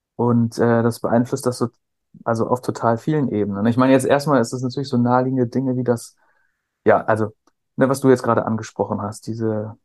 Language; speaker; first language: German; native; German